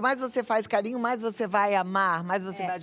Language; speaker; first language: Portuguese; native; Portuguese